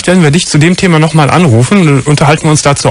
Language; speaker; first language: German; native; German